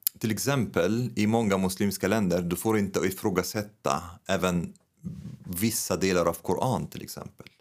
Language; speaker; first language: Swedish; non-native, fluent; Arabic